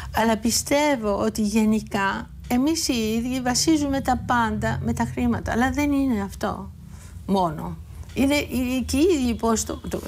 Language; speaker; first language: Greek; native; Greek